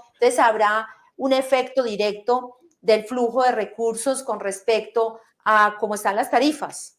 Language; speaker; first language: Spanish; native; Spanish